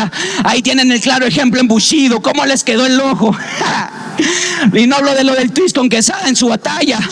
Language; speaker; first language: Spanish; native; Spanish